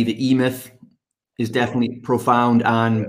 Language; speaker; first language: English; native; English